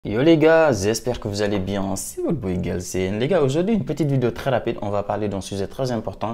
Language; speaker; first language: French; non-native, local second language; Wolof